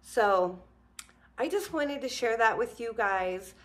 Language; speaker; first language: English; native; English